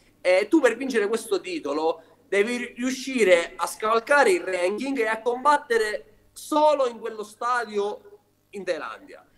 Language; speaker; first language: Italian; native; Italian